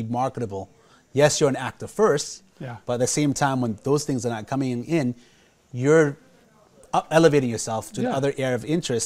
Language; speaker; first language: English; non-native, fluent; Lao